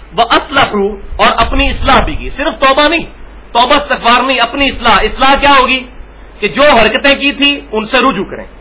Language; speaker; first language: Urdu; non-native, local second language; Punjabi